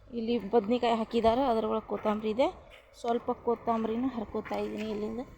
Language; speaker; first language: Kannada; native; Kannada